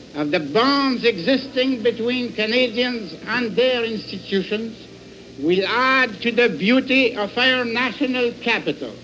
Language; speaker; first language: English; non-native, local second language; French